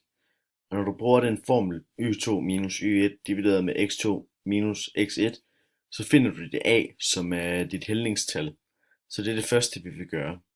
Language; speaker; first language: Danish; native; Danish